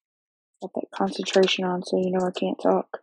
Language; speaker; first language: English; native; English